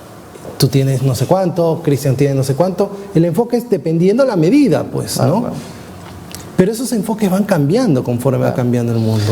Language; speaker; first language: Spanish; native; Spanish